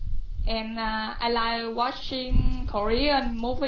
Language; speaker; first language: English; non-native, learner; Vietnamese